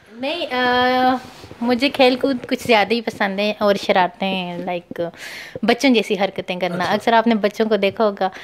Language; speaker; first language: Urdu; non-native, local second language; Pashto